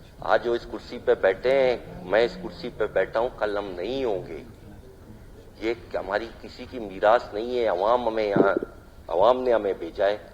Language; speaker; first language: Urdu; non-native, local second language; Baluchi